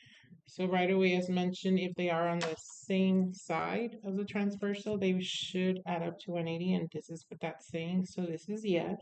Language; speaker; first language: English; native; English